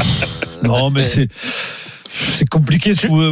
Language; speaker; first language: French; native; French